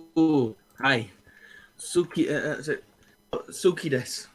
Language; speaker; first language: Japanese; non-native, learner; English